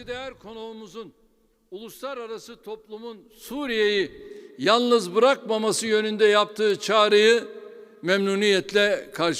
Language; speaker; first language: Turkish; native; Turkish